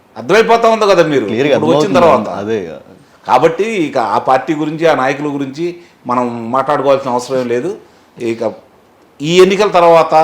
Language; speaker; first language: Telugu; native; Telugu